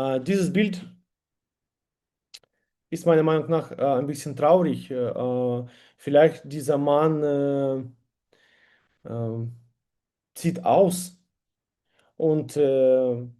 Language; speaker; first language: German; non-native, learner; Ukrainian